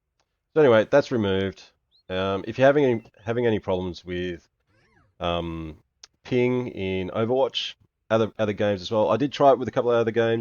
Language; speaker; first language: English; native; English